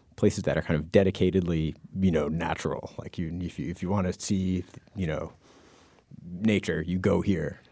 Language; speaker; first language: English; native; English